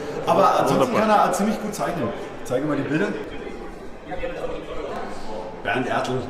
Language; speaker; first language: German; native; German